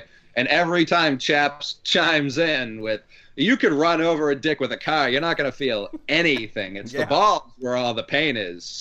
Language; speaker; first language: English; native; English